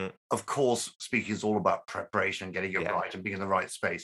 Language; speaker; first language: English; native; English